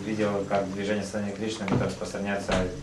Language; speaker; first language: Russian; native; Russian